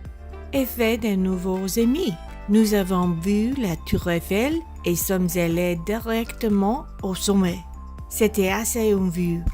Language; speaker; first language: French; non-native, learner; English